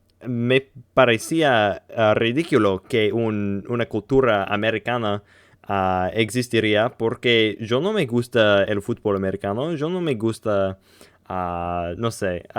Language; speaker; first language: Spanish; non-native, learner; English